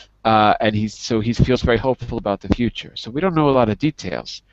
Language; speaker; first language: English; native; English